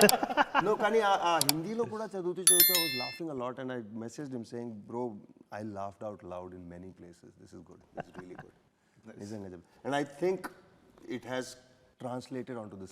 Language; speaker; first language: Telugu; early bilingual, heritage; Telugu